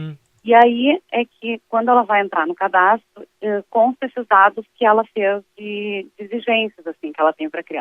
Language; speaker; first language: Portuguese; native; Portuguese